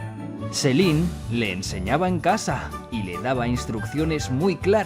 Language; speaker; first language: Spanish; native; Spanish